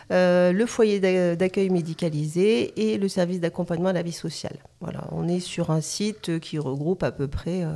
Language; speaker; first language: French; native; French